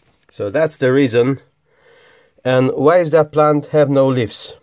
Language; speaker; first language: English; non-native, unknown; Polish